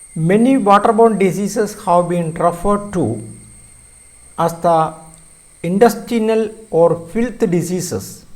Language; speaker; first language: English; non-native, local second language; Malayalam